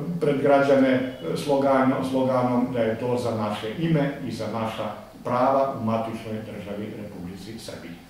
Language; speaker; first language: Serbian; native; Serbian